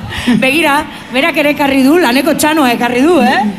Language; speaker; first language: Basque; native; Basque